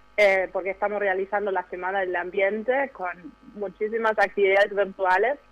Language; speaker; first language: Spanish; non-native, fluent; German